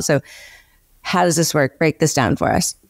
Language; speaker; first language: English; native; English